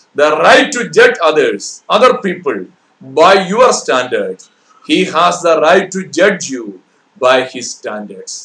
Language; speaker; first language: English; non-native, local second language; Malayalam